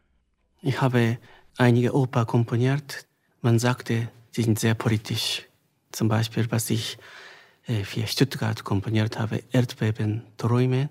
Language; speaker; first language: German; non-native, fluent; Japanese